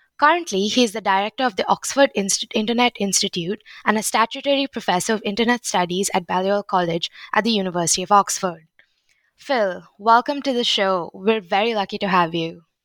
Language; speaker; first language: English; non-native, local second language; Hindi